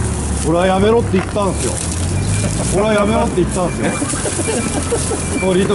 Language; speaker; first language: Japanese; native; Japanese